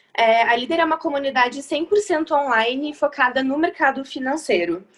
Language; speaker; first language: Portuguese; native; Portuguese